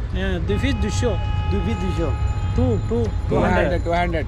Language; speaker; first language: English; non-native, learner; Bangla